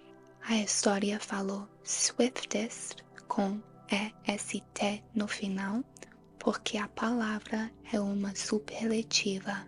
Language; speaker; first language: Portuguese; non-native, fluent; English